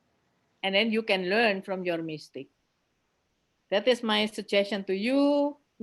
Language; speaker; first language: English; non-native, fluent; Indonesian